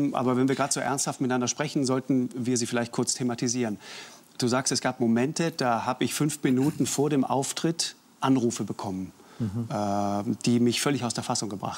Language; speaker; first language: German; native; German